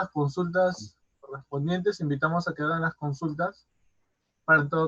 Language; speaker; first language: Spanish; native; Spanish